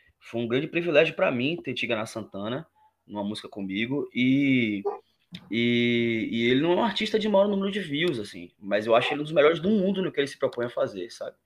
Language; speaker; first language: Portuguese; native; Portuguese